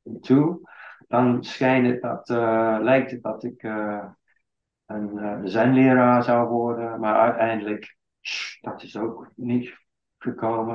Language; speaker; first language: Dutch; non-native, fluent; English